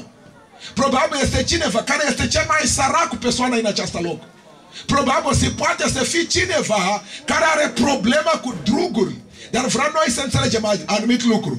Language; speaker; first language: Romanian; non-native, learner; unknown